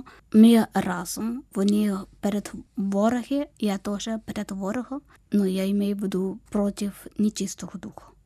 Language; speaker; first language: Ukrainian; non-native, learner; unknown